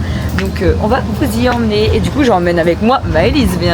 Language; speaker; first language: French; native; French